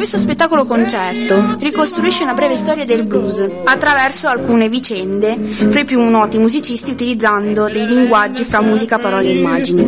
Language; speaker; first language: Italian; native; Italian